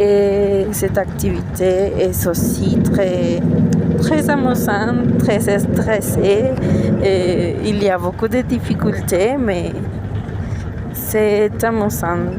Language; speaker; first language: French; non-native, learner; Spanish